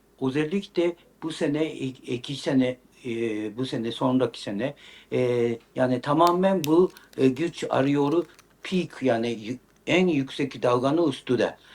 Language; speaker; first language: Turkish; non-native, learner; Japanese